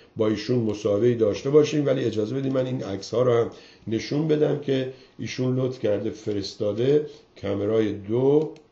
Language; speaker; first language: Persian; native; Persian